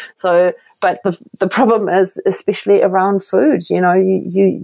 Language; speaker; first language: English; non-native, fluent; German